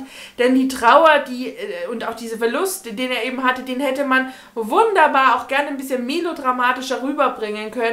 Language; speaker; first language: German; native; German